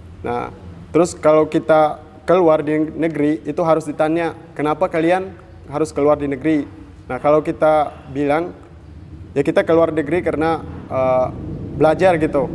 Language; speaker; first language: Indonesian; non-native, fluent; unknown